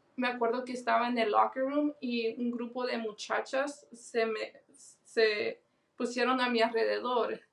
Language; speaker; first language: Spanish; early bilingual, heritage; Spanish